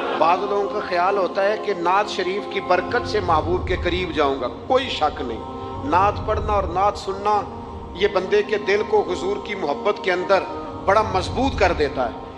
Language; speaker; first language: Urdu; non-native, local second language; Punjabi